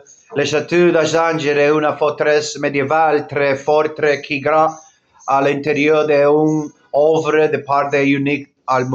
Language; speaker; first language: French; non-native, learner; Spanish